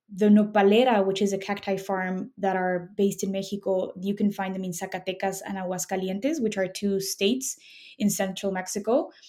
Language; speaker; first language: English; non-native, fluent; Spanish